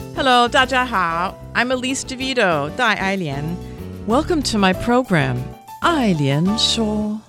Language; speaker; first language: English; native; English